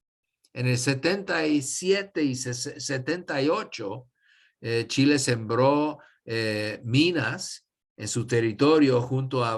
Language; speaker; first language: Spanish; non-native, fluent; English